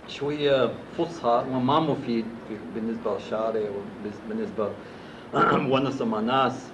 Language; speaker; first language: Arabic; non-native, fluent; English